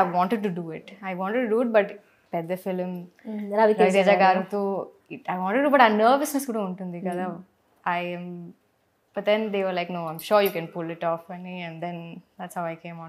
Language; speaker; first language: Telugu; non-native, local second language; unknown